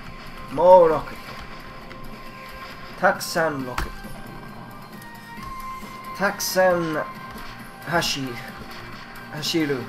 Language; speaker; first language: Japanese; non-native, learner; English